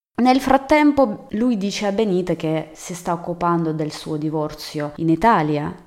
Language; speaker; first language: Italian; non-native, fluent; Russian